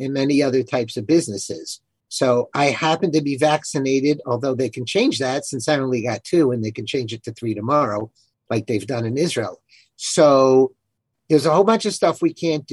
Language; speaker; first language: English; native; English